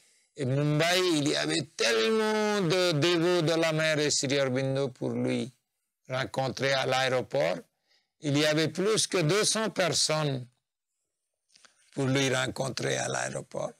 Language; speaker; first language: French; non-native, fluent; Nepali